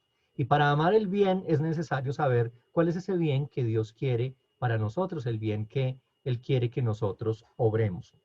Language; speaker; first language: Spanish; native; Spanish